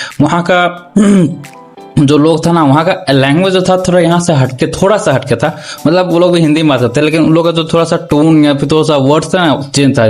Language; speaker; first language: Hindi; native; Hindi